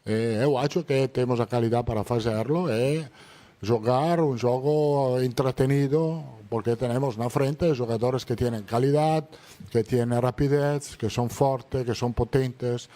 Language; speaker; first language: Portuguese; non-native, fluent; Italian